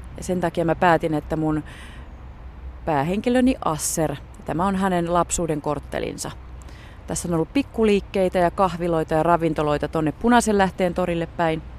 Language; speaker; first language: Finnish; native; Finnish